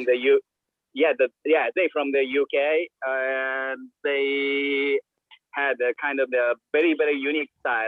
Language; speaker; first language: English; non-native, learner; Japanese